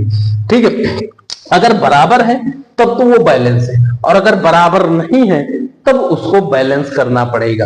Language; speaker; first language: Hindi; native; Hindi